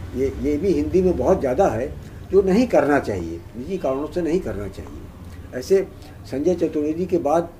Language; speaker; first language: Hindi; native; Hindi